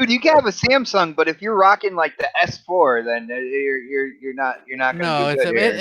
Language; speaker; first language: English; native; English